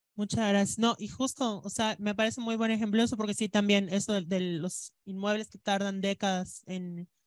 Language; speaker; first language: Spanish; native; Spanish